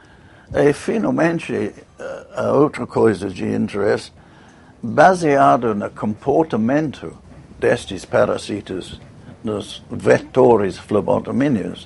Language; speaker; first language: Portuguese; non-native, fluent; English